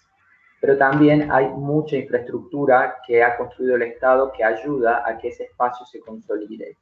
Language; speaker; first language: Spanish; native; Spanish